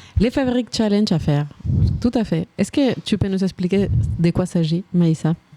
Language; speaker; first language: French; native; French